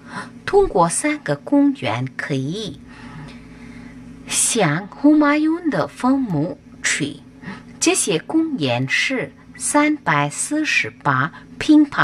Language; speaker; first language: Chinese; non-native, fluent; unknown